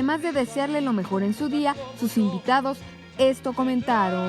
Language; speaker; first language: Spanish; native; Spanish